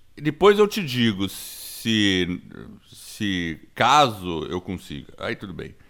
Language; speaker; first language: Portuguese; non-native, fluent; English